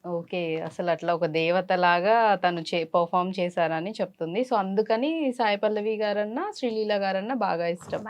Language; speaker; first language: Telugu; native; Telugu